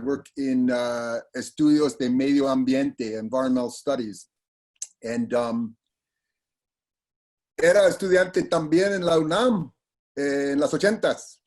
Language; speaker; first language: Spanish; non-native, learner; English